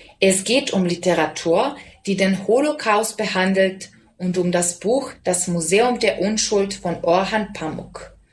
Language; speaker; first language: German; non-native, fluent; Serbian